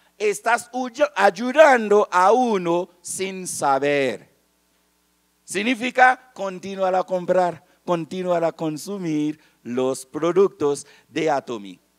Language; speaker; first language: Spanish; non-native, fluent; Haitian Creole